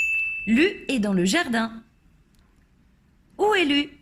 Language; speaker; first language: French; native; French